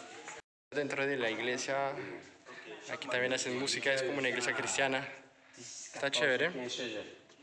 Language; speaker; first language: Spanish; non-native, fluent; French